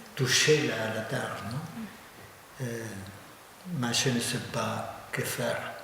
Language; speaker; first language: French; non-native, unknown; Spanish